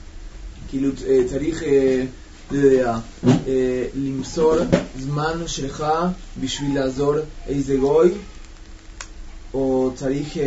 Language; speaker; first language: Hebrew; non-native, learner; Spanish